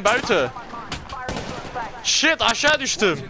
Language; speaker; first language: Dutch; early bilingual, other home language; Turkish